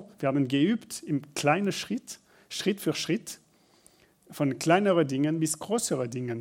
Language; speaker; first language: German; non-native, learner; French